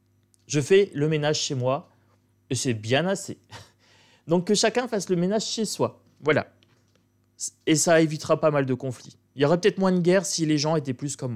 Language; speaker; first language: French; native; French